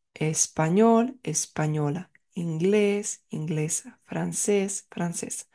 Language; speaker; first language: Spanish; non-native, fluent; Czech